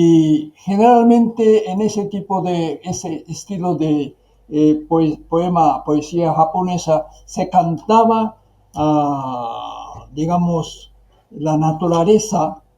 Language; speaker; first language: Spanish; non-native, fluent; Japanese